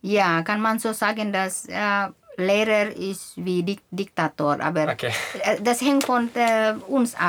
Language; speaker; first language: German; non-native, fluent; Indonesian